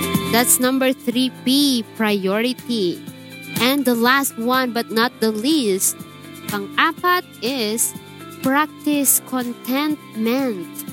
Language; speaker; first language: English; non-native, local second language; Filipino